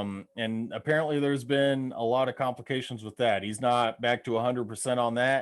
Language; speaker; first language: English; native; English